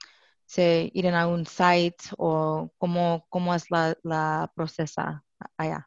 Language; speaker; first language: Spanish; non-native, learner; English